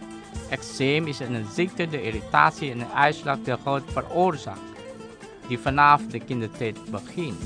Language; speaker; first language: Dutch; non-native, learner; Indonesian